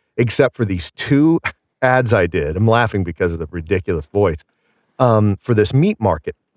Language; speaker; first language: English; native; English